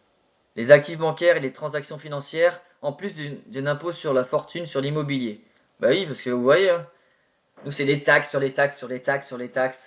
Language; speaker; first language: French; native; French